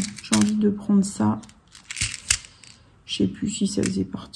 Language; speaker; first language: French; native; French